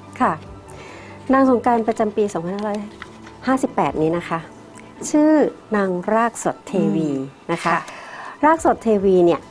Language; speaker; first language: Thai; native; Thai